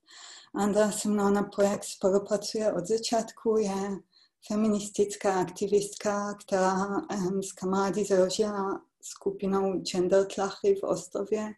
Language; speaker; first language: Czech; non-native, fluent; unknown